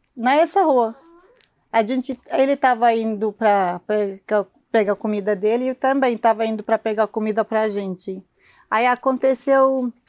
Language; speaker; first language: Portuguese; non-native, learner; Arabic